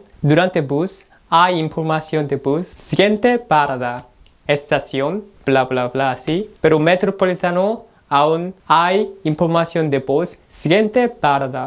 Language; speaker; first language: Spanish; non-native, learner; Korean